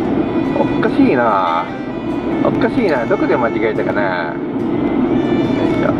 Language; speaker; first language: Japanese; native; Japanese